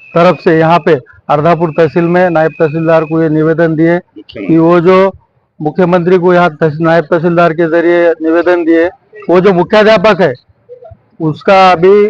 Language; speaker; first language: Hindi; non-native, local second language; Marathi